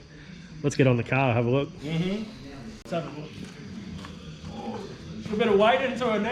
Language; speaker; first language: English; native; English